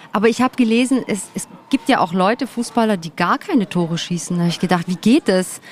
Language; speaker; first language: German; early bilingual, other home language; Turkish